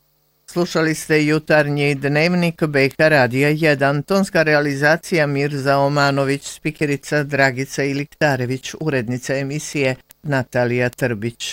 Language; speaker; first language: Bosnian; native; Bosnian